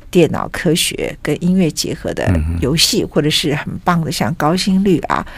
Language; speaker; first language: Chinese; native; Chinese